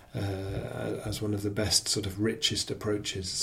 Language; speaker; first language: English; native; English